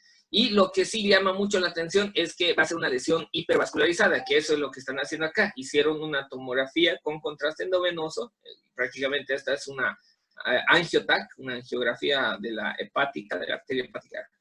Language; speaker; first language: Spanish; native; Spanish